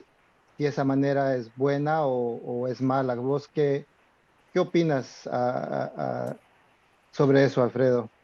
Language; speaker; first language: Spanish; non-native, fluent; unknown